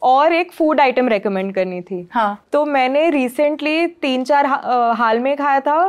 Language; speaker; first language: Hindi; non-native, local second language; Gujarati